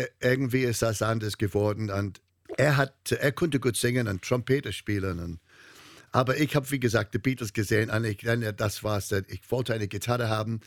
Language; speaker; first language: German; non-native, learner; English